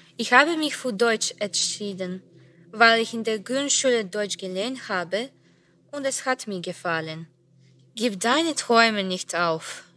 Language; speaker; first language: German; non-native, learner; Serbian